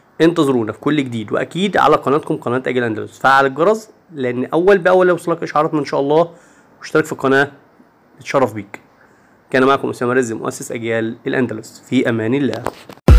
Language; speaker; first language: Arabic; native; Arabic